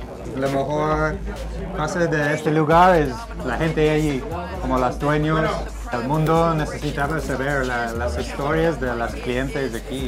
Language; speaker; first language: Spanish; non-native, fluent; English